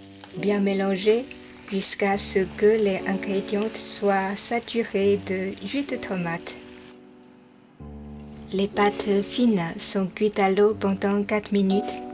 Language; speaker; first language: French; non-native, learner; Chinese